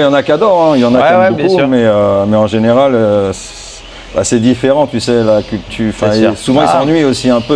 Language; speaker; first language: French; native; French